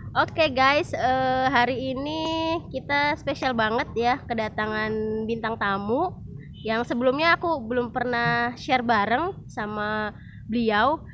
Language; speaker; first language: Indonesian; non-native, local second language; Javanese